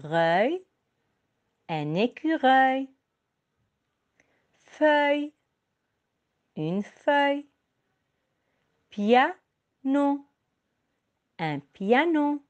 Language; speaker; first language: French; non-native, local second language; Arabic